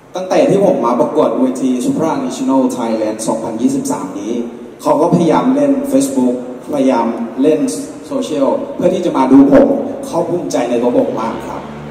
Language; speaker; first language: Thai; non-native, local second language; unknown